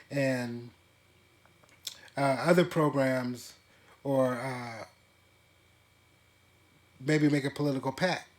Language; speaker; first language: English; native; English